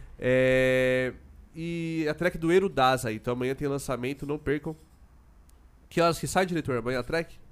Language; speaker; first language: Portuguese; native; Portuguese